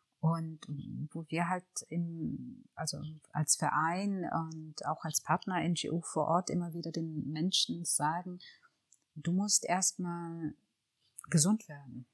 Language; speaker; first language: German; early bilingual, other home language; Tigrinya